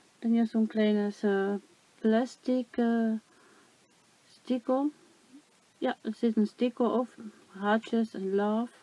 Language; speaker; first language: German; non-native, learner; Dutch